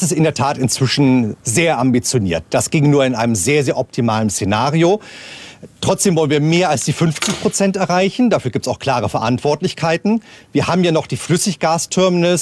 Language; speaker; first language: German; native; German